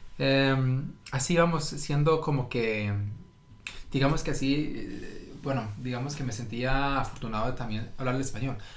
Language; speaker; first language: Spanish; early bilingual, heritage; Norwegian